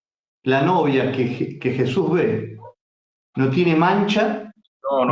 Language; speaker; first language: Spanish; native; Spanish